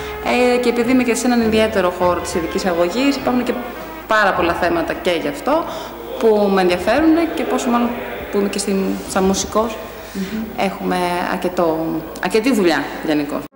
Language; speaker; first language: Greek; native; Greek